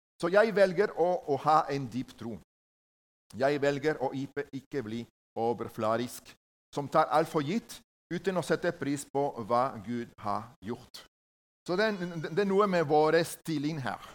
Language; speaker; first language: Norwegian; non-native, learner; Spanish